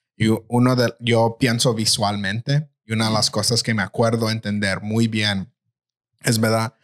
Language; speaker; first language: Spanish; early bilingual, heritage; Spanish